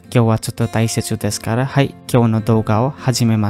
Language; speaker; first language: Japanese; non-native, fluent; Indonesian